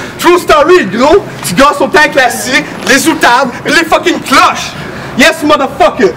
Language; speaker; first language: French; native; French